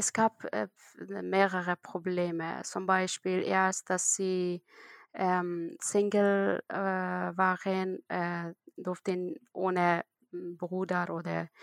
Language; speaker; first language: German; non-native, learner; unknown